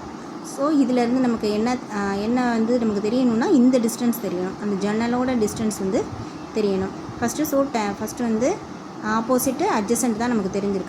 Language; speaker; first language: Tamil; native; Tamil